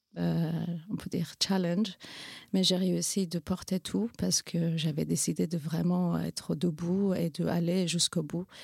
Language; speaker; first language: French; non-native, fluent; Kurdish